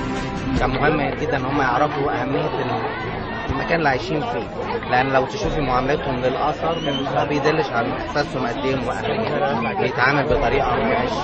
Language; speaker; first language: Arabic; native; Arabic